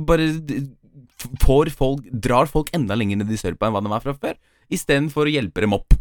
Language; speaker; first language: Norwegian; early bilingual, other home language; Polish